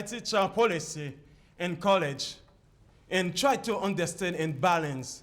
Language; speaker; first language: English; non-native, fluent; Haitian Creole